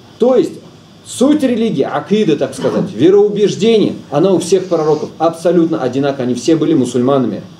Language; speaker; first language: Russian; native; Russian